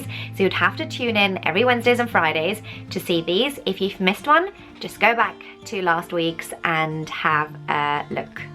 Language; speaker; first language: English; native; English